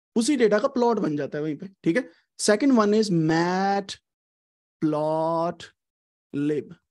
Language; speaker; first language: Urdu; native; Urdu